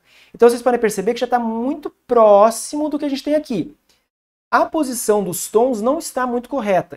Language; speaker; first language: Portuguese; native; Portuguese